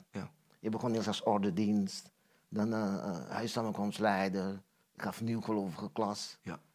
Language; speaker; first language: Dutch; non-native, local second language; Papiamento